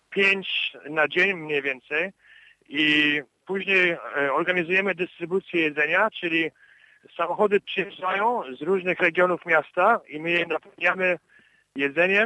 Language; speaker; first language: Polish; early bilingual, heritage; Polish